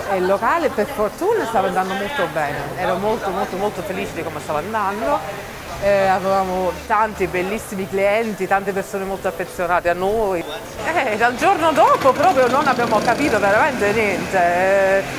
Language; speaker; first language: Italian; non-native, fluent; English